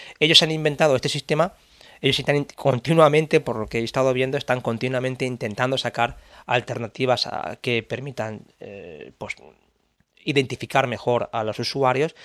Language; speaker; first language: Spanish; native; Spanish